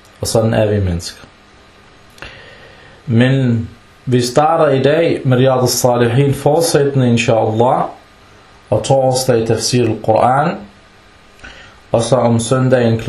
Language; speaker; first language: Danish; non-native, fluent; Arabic